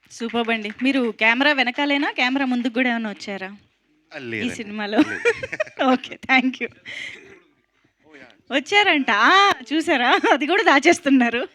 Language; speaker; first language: Telugu; native; Telugu